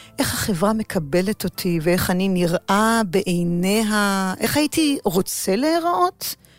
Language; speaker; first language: Hebrew; native; Hebrew